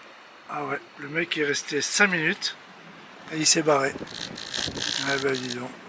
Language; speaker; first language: French; native; French